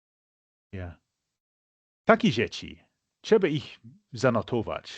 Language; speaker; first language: Polish; non-native, fluent; English